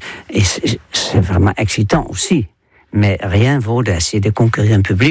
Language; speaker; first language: French; non-native, fluent; Dutch